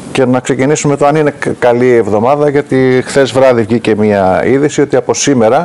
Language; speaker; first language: Greek; native; Greek